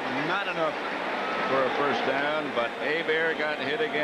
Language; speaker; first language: English; native; English